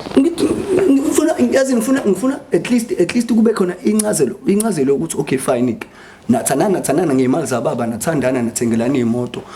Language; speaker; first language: Zulu; non-native, local second language; Xhosa